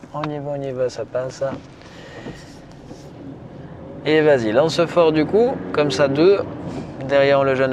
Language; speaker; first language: French; native; French